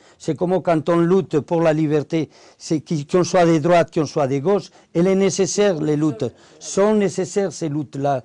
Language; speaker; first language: French; non-native, fluent; Spanish